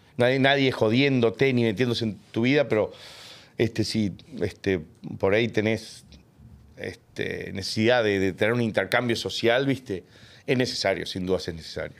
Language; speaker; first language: Spanish; native; Spanish